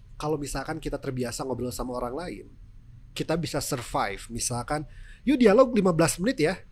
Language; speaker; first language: Indonesian; non-native, local second language; Sundanese